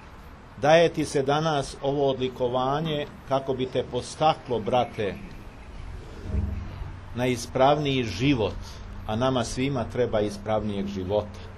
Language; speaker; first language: Serbian; native; Serbian